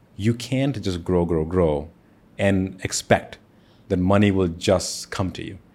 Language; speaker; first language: English; non-native, local second language; Hindi